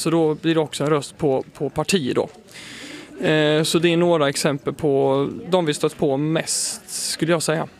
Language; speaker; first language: Swedish; native; Swedish